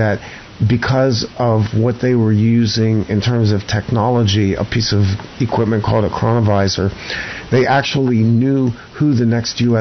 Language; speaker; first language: English; native; English